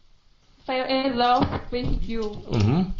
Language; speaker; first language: English; non-native, learner; Vietnamese